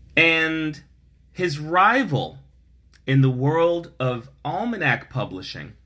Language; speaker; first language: English; native; English